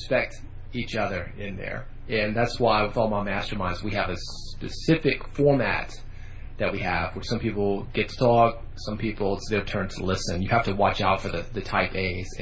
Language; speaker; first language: English; native; English